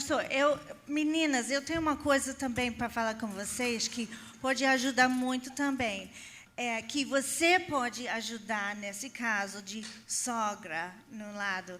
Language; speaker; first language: Portuguese; non-native, fluent; English